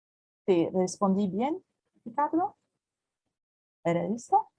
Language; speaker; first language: Spanish; non-native, learner; Portuguese